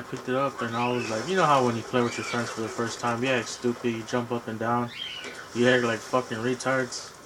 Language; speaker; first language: English; native; English